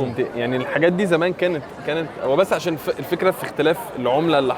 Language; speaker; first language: Arabic; native; Arabic